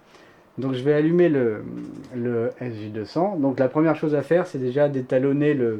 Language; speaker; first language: French; native; French